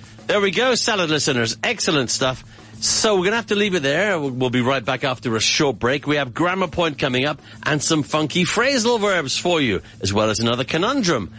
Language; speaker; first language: English; native; English